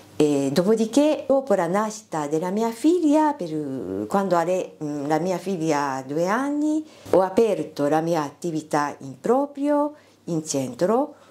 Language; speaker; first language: Italian; non-native, fluent; Japanese